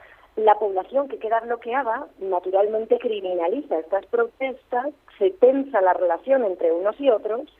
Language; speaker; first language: Spanish; native; Spanish